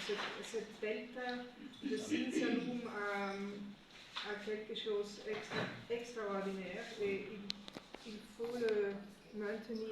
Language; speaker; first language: French; non-native, fluent; German